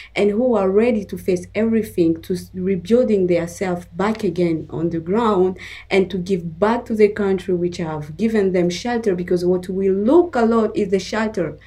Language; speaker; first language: English; non-native, fluent; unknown